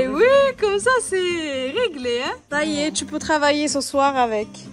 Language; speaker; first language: French; native; French